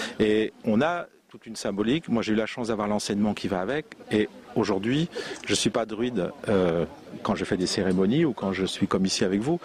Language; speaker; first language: French; non-native, local second language; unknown